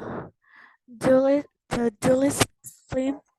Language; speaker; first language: English; non-native, learner; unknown